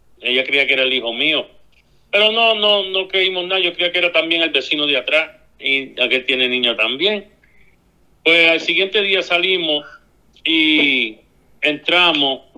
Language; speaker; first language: Spanish; early bilingual, heritage; Spanish